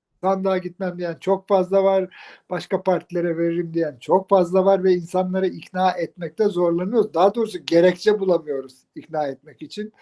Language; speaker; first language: Turkish; native; Turkish